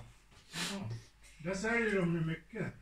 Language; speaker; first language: Swedish; native; Swedish